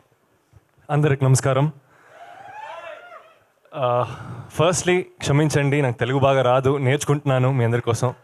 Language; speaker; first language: Telugu; non-native, local second language; Kannada